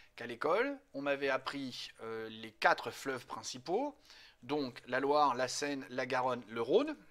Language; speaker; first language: French; native; French